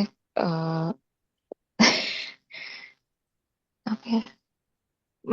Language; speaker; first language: Chinese; non-native, learner; Indonesian